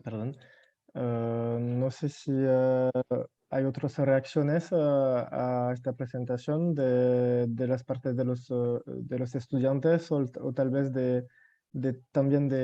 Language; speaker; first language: Spanish; non-native, fluent; French